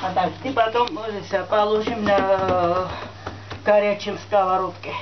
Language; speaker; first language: Russian; non-native, fluent; Georgian